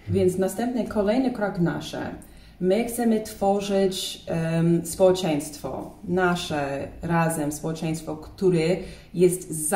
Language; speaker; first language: Polish; non-native, learner; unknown